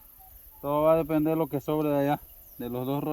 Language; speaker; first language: Spanish; native; Spanish